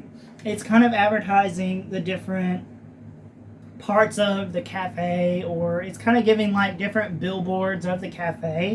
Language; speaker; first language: English; native; English